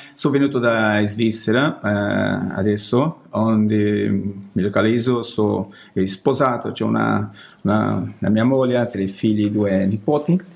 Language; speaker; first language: Italian; non-native, learner; Portuguese